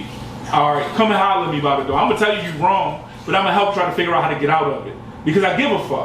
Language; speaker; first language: English; native; English